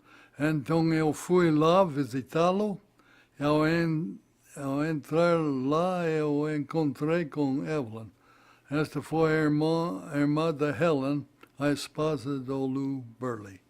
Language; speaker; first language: Portuguese; non-native, fluent; English